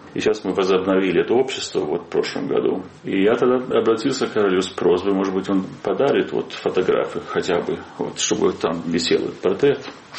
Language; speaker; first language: Russian; non-native, fluent; Swedish